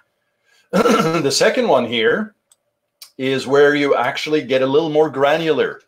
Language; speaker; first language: English; non-native, fluent; Norwegian